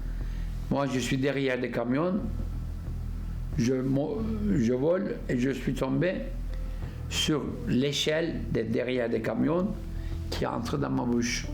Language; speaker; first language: French; non-native, fluent; Turkish